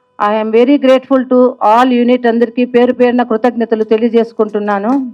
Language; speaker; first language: Telugu; native; Telugu